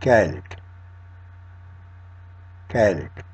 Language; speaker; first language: Irish; non-native, local second language; English